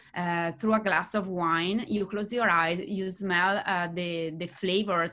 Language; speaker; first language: English; non-native, fluent; Italian